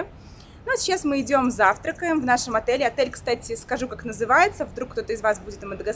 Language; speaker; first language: Russian; native; Russian